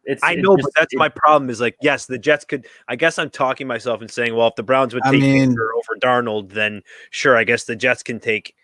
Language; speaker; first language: English; native; English